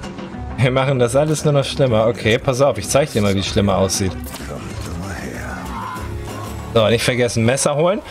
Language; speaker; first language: German; native; German